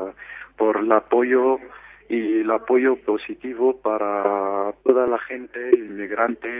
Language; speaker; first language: Spanish; non-native, fluent; Arabic